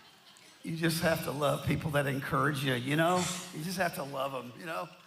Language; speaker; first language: English; native; English